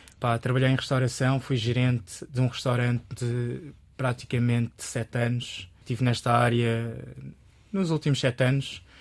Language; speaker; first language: Portuguese; early bilingual, other home language; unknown